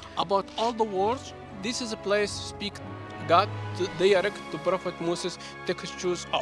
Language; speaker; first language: English; non-native, learner; Arabic